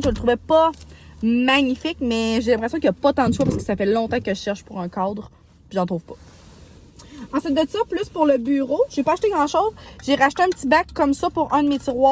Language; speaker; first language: French; native; French